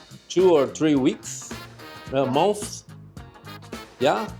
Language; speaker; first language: English; non-native, learner; Portuguese